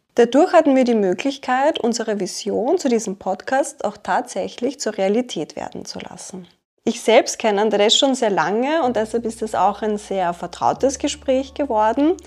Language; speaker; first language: German; native; German